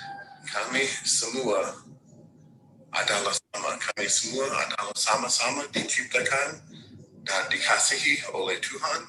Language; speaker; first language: Indonesian; non-native, fluent; English